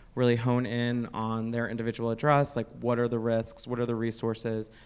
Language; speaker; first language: English; native; English